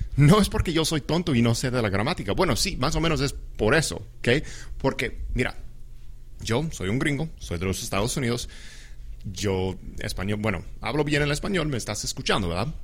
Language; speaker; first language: Spanish; non-native, fluent; English